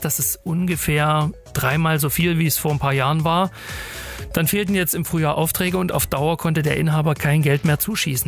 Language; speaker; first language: German; native; German